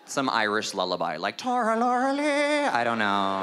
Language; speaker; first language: English; native; English